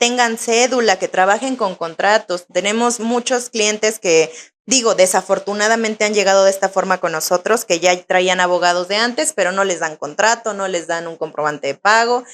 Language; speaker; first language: Spanish; native; Spanish